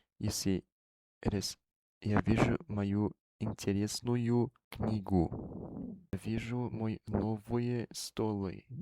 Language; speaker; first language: Russian; non-native, learner; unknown